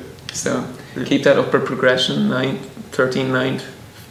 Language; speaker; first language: English; native; English